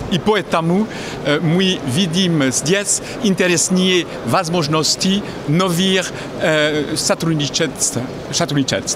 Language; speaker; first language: Russian; non-native, fluent; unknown